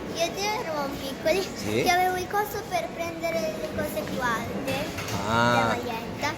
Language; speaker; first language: Italian; early bilingual, other home language; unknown